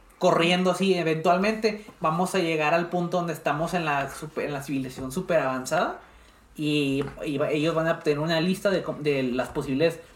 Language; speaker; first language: Spanish; native; Spanish